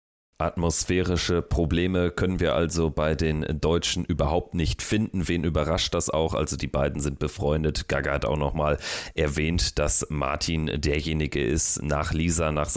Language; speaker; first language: German; native; German